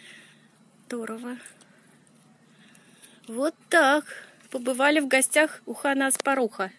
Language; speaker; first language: Russian; native; Russian